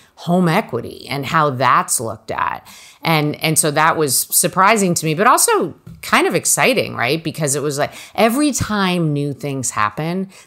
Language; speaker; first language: English; native; English